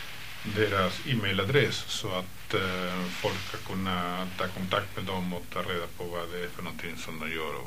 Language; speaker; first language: Swedish; non-native, fluent; Spanish